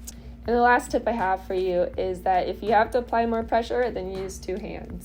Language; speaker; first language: English; native; English